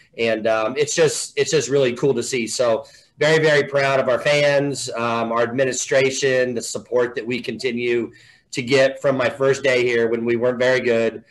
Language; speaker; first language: English; native; English